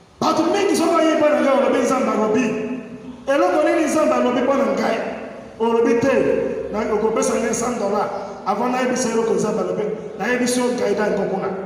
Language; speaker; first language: Lingala; native; Lingala